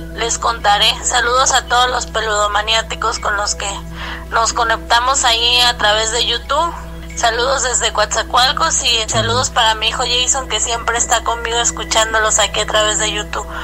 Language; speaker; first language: Spanish; native; Spanish